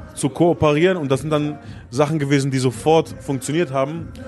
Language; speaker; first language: German; native; German